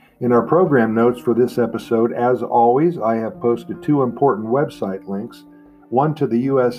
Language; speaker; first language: English; native; English